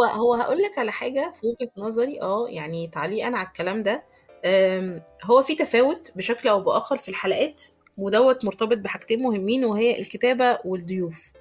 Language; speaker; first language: Arabic; native; Arabic